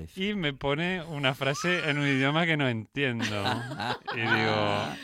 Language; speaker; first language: Spanish; non-native, fluent; French